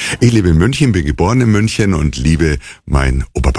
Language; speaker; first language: German; native; German